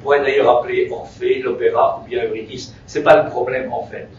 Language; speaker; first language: French; native; French